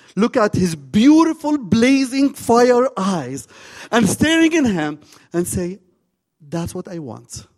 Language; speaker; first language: English; non-native, fluent; Arabic